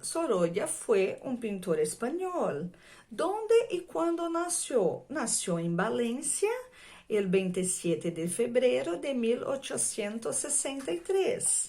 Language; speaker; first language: Spanish; non-native, fluent; Portuguese